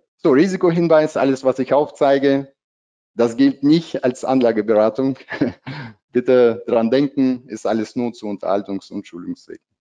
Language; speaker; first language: German; non-native, fluent; Russian